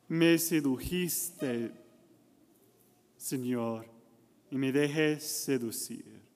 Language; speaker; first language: Spanish; non-native, learner; English